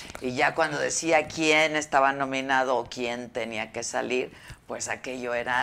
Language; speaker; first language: Spanish; native; Spanish